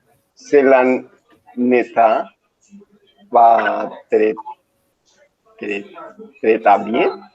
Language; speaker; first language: French; non-native, learner; Spanish